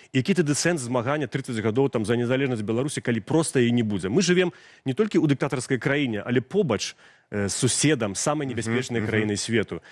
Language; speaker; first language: Belarusian; non-native, local second language; Russian